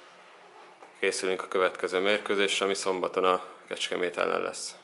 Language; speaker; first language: Hungarian; native; Hungarian